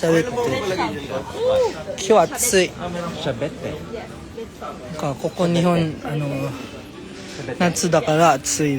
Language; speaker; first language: Japanese; non-native, learner; Filipino